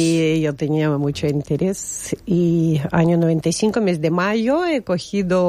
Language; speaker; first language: Spanish; non-native, learner; Russian